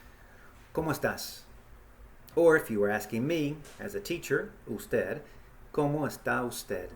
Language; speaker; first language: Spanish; non-native, fluent; English